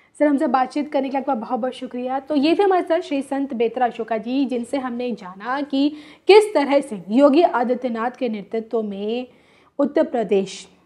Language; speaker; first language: Hindi; native; Hindi